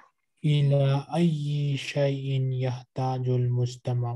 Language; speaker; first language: Arabic; non-native, fluent; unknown